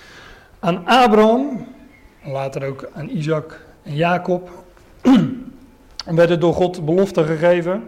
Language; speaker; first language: Dutch; native; Dutch